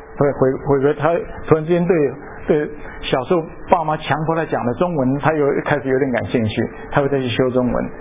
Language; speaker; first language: Chinese; native; Chinese